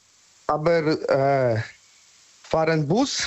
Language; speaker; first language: German; non-native, learner; Polish